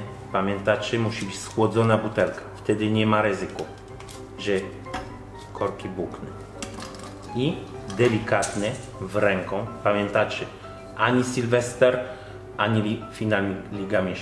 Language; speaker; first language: Polish; non-native, learner; French